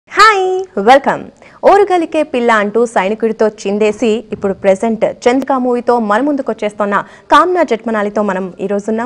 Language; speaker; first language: Telugu; native; Telugu